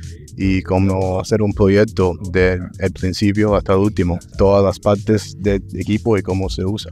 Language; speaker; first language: Spanish; early bilingual, heritage; English